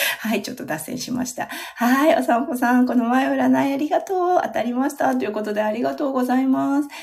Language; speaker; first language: Japanese; native; Japanese